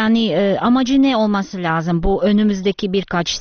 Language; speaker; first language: Turkish; non-native, learner; Tatar